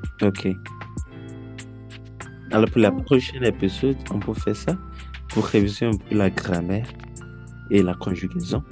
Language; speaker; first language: French; non-native, learner; Yoruba